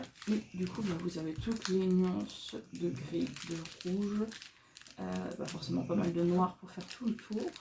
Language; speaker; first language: French; native; French